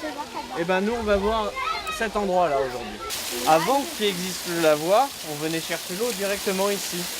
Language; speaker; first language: French; native; French